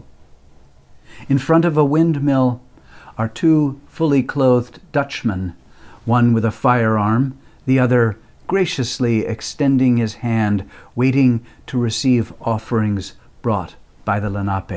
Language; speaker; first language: English; native; English